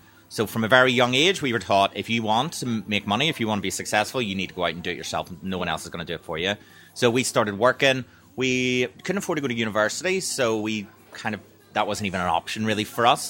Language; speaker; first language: English; native; English